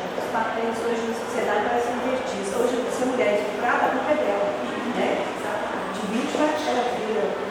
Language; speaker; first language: Portuguese; native; Portuguese